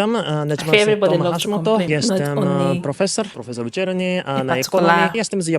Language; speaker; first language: Polish; non-native, fluent; Japanese